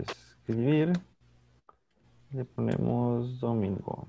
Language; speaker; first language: Spanish; native; Spanish